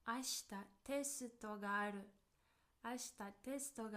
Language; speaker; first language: Japanese; non-native, fluent; English